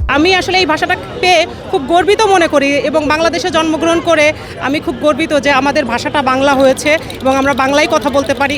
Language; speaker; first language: Bangla; native; Bangla